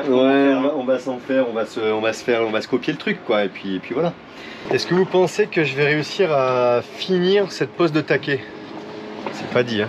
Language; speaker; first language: French; native; French